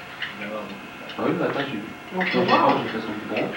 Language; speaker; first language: French; native; French